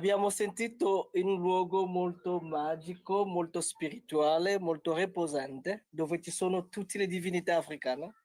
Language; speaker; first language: Italian; non-native, learner; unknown